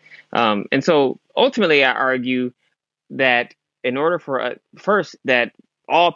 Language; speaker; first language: English; native; English